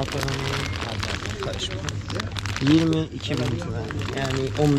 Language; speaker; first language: Turkish; non-native, fluent; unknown